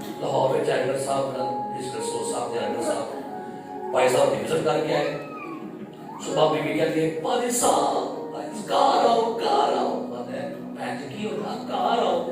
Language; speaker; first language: Urdu; non-native, local second language; Punjabi